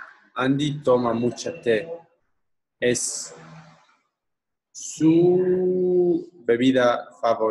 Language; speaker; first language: Spanish; non-native, learner; English